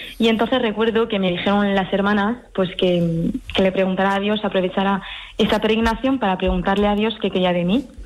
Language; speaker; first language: Spanish; early bilingual, heritage; French